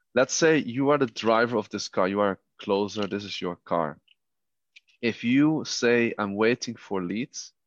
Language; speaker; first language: English; non-native, fluent; Dutch